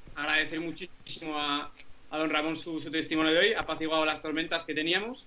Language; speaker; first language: Spanish; native; Spanish